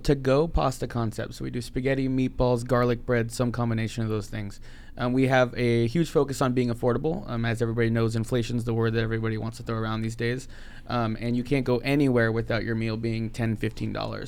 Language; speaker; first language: English; native; English